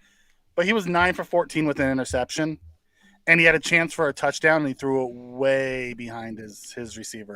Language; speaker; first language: English; native; English